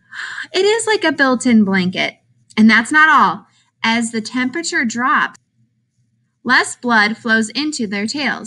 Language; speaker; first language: English; native; English